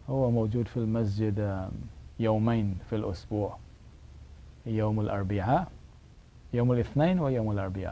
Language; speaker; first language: Arabic; non-native, learner; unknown